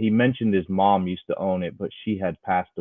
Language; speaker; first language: English; native; English